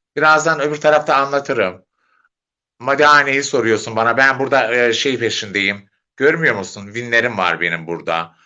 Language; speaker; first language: Turkish; native; Turkish